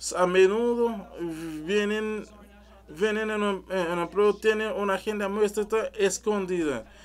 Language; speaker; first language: Spanish; non-native, learner; French